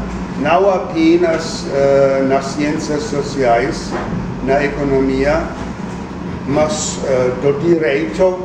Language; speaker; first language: Portuguese; non-native, fluent; German